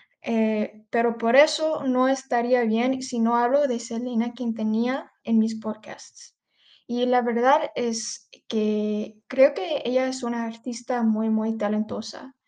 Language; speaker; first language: Spanish; early bilingual, heritage; English